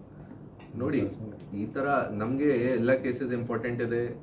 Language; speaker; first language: Kannada; non-native, local second language; Hindi